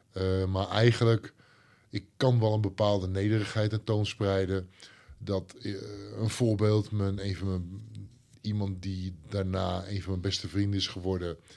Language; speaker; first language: Dutch; native; Dutch